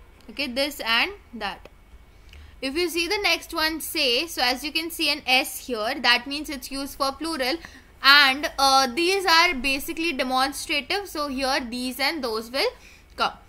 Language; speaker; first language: English; non-native, local second language; Hindi